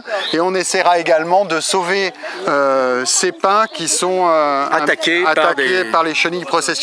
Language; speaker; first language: French; native; French